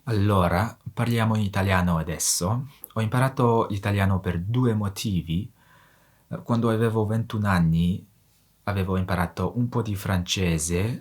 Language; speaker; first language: Italian; non-native, fluent; Mongolian